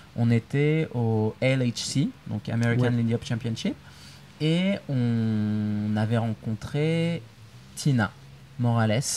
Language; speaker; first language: French; native; French